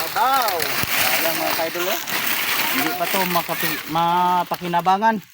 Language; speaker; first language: Filipino; non-native, local second language; Cebuano